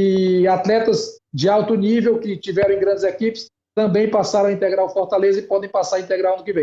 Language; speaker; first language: Portuguese; native; Portuguese